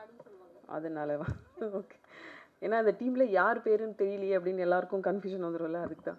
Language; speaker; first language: Tamil; native; Tamil